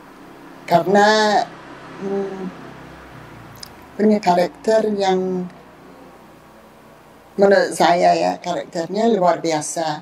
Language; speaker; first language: Indonesian; non-native, fluent; English